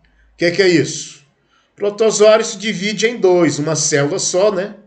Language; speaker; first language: Portuguese; native; Portuguese